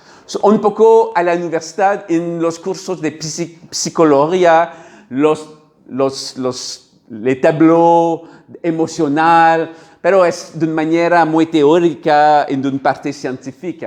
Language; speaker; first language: Spanish; non-native, learner; French